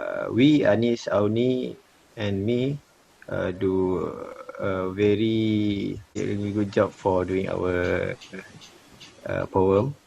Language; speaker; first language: English; non-native, learner; Malay